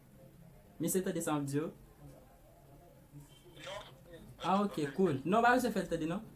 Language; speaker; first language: French; non-native, learner; Haitian Creole